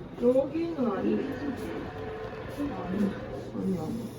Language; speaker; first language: Korean; native; Korean